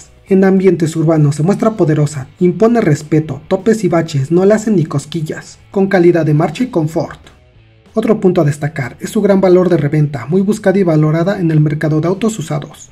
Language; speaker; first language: Spanish; native; Spanish